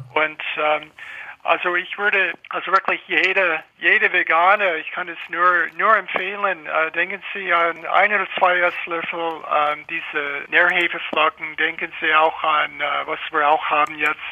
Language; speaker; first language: German; non-native, fluent; English